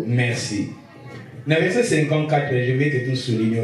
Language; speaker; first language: French; non-native, local second language; Lingala